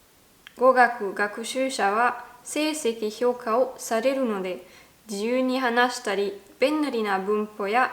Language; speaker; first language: Japanese; non-native, fluent; German